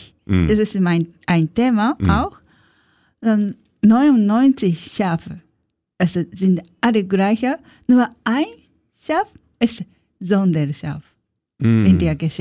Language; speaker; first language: German; non-native, learner; Japanese